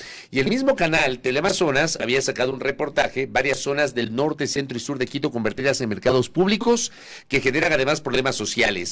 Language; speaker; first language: Spanish; native; Spanish